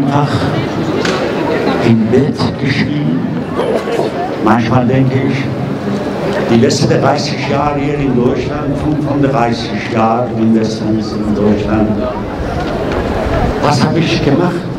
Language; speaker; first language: German; non-native, learner; Persian